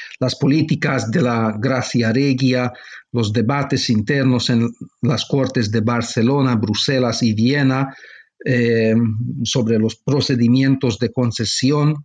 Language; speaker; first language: Spanish; non-native, fluent; Hungarian